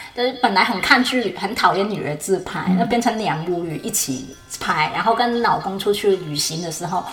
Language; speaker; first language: Chinese; non-native, fluent; Cantonese